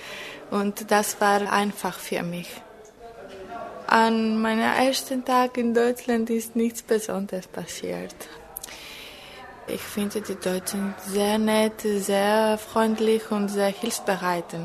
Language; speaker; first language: German; non-native, fluent; Greek